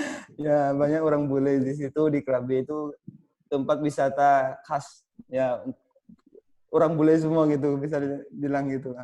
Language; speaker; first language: Indonesian; non-native, fluent; Thai